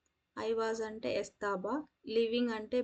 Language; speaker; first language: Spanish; non-native, fluent; Telugu